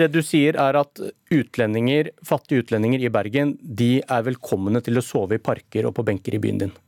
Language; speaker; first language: Norwegian; native; Norwegian